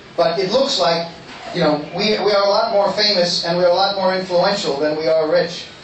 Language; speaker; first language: English; native; English